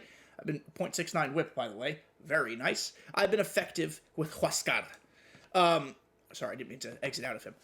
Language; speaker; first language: English; native; English